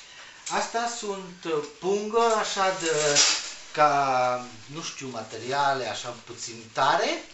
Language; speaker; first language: Romanian; non-native, learner; Spanish